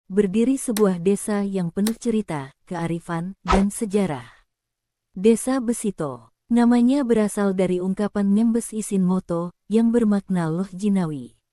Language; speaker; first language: Indonesian; native; Indonesian